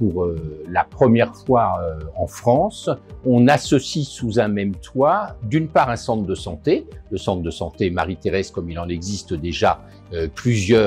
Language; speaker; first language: French; native; French